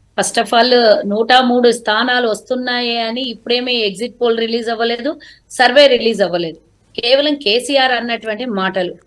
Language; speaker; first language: Telugu; native; Telugu